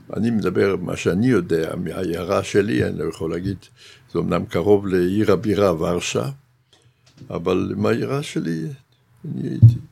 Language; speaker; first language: Hebrew; non-native, fluent; Yiddish